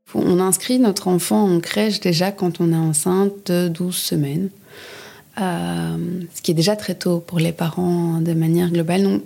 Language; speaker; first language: French; native; French